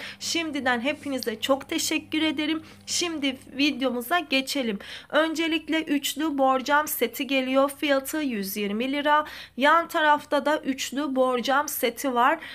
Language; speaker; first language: Turkish; native; Turkish